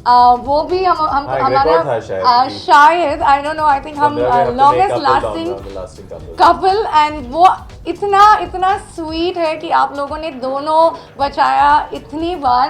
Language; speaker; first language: Hindi; non-native, local second language; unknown